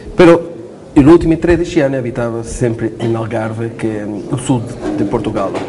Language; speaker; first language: Italian; non-native, learner; Portuguese